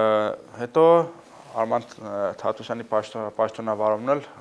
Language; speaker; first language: Armenian; native; Armenian